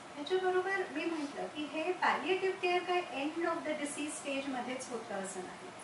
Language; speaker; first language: Marathi; non-native, local second language; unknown